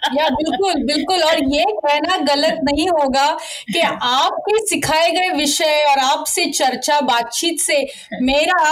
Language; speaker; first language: Hindi; non-native, local second language; Marathi